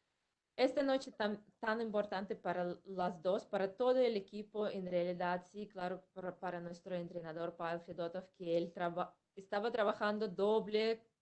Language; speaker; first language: Spanish; non-native, fluent; Russian